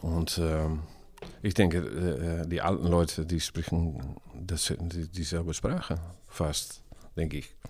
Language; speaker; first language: German; non-native, learner; Dutch